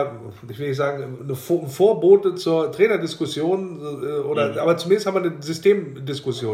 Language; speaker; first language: German; native; German